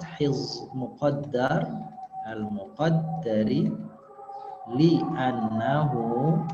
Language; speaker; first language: Arabic; non-native, fluent; Indonesian